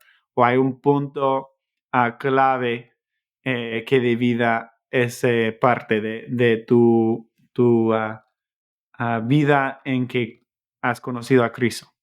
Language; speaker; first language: Spanish; non-native, fluent; English